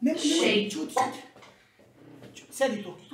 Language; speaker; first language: Bosnian; native; Bosnian